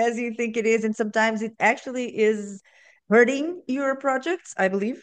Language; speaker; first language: English; non-native, fluent; Portuguese